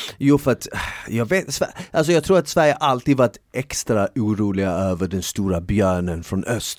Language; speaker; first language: Swedish; early bilingual, other home language; Bosnian